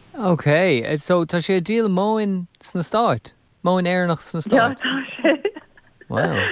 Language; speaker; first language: Irish; native; Irish